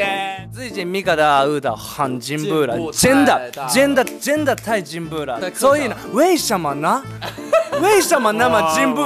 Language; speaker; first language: Chinese; non-native, learner; Japanese